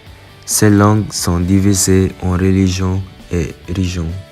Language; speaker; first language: French; non-native, learner; Filipino